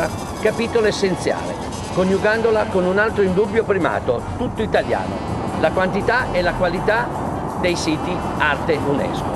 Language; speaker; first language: Italian; native; Italian